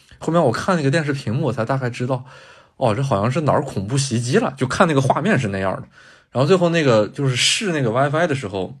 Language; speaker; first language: Chinese; native; Chinese